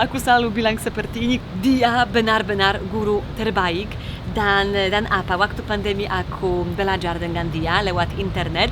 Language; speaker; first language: Indonesian; non-native, fluent; Polish